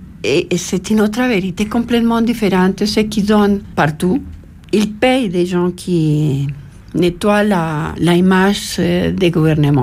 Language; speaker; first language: French; non-native, fluent; Spanish